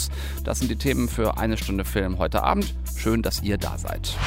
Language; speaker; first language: German; native; German